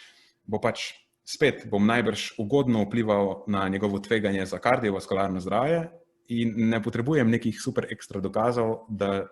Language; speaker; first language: Slovenian; native; Slovenian